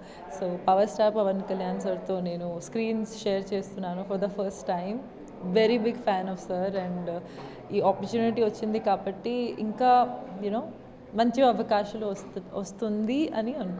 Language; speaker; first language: Telugu; non-native, local second language; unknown